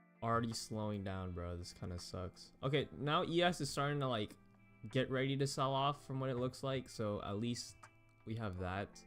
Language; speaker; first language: English; native; English